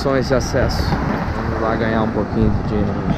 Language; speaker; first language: Portuguese; native; Portuguese